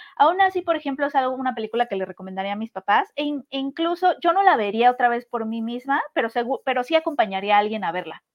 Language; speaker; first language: Spanish; native; Spanish